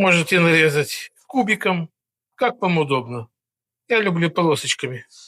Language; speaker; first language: Russian; native; Russian